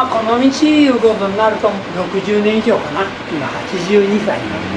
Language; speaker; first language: Japanese; native; Japanese